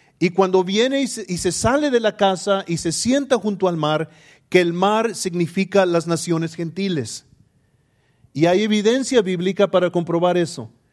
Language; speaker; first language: Spanish; early bilingual, heritage; English